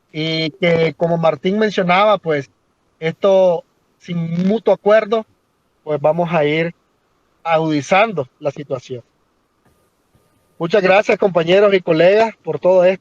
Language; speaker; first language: Spanish; native; Spanish